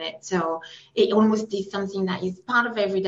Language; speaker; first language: English; non-native, fluent; French